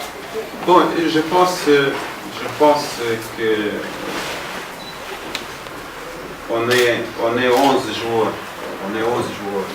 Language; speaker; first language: French; non-native, fluent; Portuguese